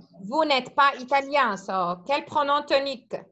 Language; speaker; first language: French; non-native, fluent; Arabic